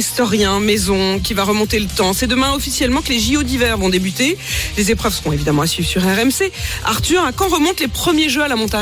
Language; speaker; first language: French; native; French